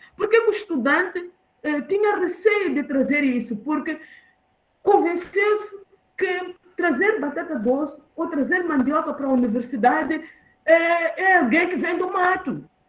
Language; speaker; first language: Portuguese; non-native, local second language; Tsonga